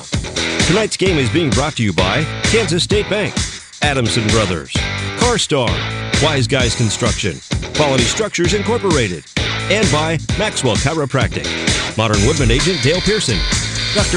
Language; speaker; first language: English; native; English